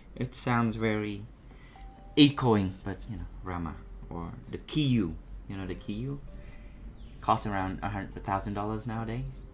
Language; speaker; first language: English; non-native, fluent; Vietnamese